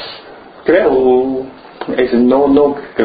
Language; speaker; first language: Spanish; non-native, learner; Chinese